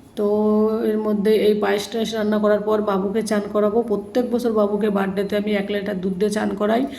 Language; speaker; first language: Bangla; native; Bangla